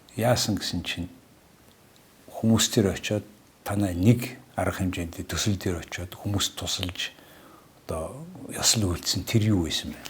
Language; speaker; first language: Mongolian; non-native, fluent; Italian